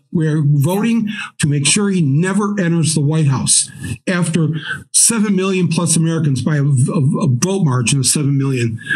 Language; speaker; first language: English; native; English